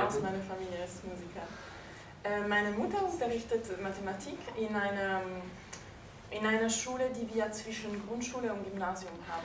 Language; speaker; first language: German; non-native, fluent; Italian